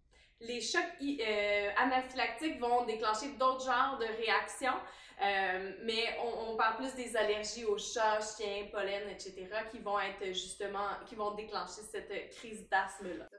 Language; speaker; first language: French; native; French